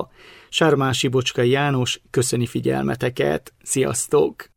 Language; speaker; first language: Hungarian; native; Hungarian